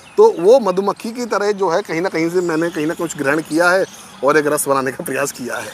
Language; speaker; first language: Hindi; native; Hindi